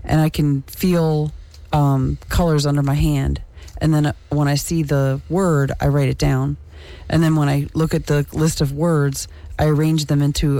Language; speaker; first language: English; native; English